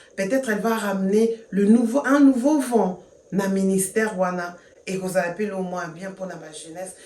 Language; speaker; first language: French; non-native, local second language; Lingala